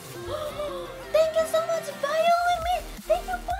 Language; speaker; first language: English; non-native, learner; Korean